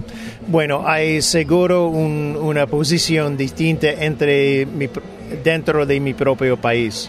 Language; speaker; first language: Spanish; non-native, fluent; English